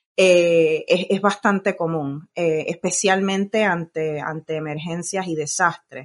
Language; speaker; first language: Spanish; native; Spanish